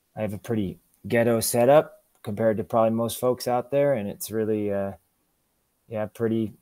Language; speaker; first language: English; native; English